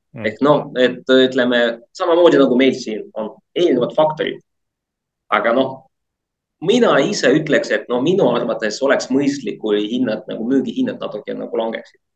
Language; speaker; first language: Estonian; non-native, local second language; Russian